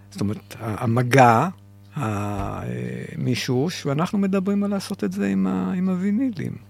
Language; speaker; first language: Hebrew; native; Hebrew